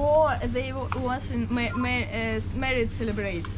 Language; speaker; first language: English; non-native, learner; Russian